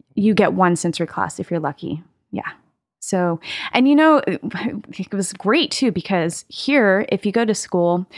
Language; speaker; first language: English; native; English